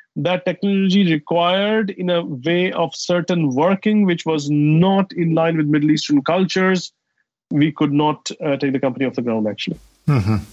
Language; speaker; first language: English; non-native, fluent; Arabic